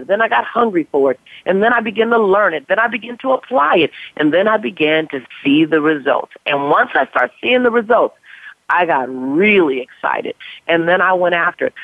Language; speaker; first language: English; native; English